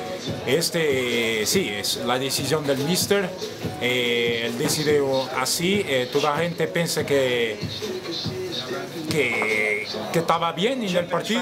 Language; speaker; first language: Spanish; non-native, fluent; Portuguese